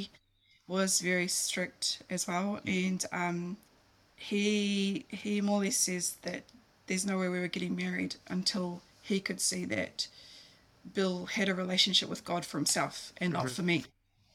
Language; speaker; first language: English; native; English